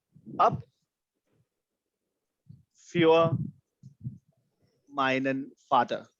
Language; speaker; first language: German; non-native, fluent; Hindi